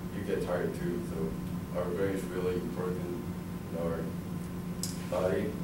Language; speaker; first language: English; non-native, learner; Korean